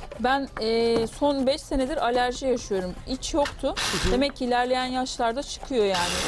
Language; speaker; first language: Turkish; native; Turkish